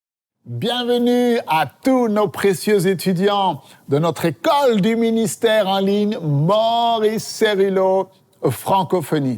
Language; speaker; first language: French; native; French